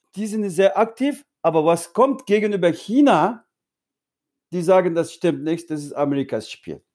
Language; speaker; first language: German; non-native, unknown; Uyghur